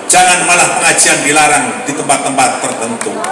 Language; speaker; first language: Indonesian; native; Indonesian